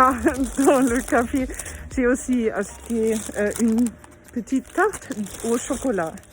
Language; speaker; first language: French; non-native, learner; German